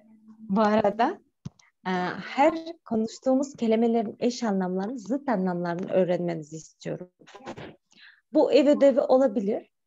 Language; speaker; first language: Turkish; non-native, fluent; Kyrgyz